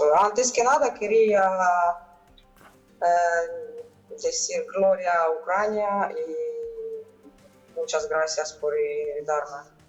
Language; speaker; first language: Spanish; non-native, fluent; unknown